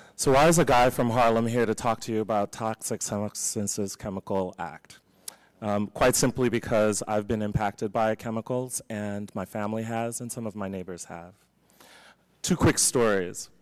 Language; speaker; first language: English; native; English